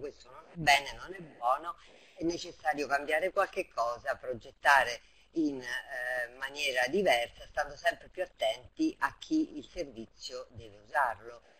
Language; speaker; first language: Italian; native; Italian